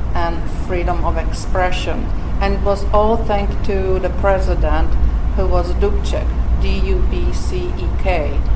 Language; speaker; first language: English; non-native, fluent; Slovak